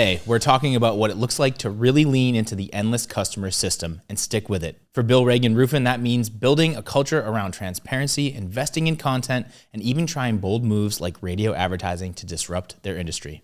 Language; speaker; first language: English; native; English